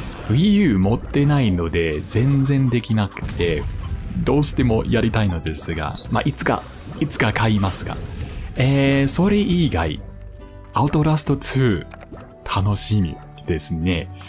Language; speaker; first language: Japanese; non-native, fluent; English